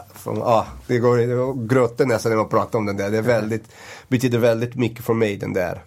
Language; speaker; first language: Swedish; non-native, fluent; Portuguese